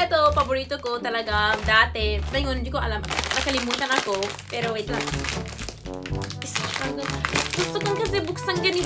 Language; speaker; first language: Filipino; non-native, learner; English